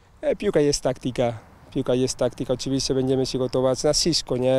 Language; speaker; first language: Polish; non-native, learner; Spanish